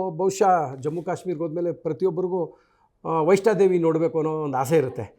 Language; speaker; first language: Kannada; non-native, local second language; Telugu